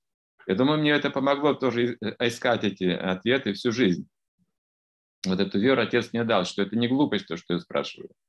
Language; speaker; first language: Russian; native; Russian